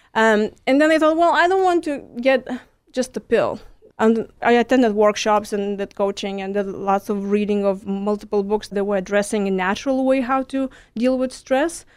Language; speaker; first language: English; non-native, fluent; Lithuanian